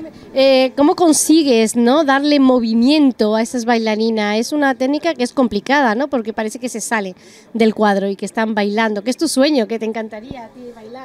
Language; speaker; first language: Spanish; native; Spanish